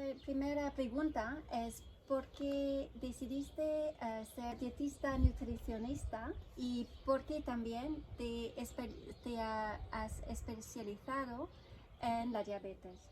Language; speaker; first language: Spanish; non-native, fluent; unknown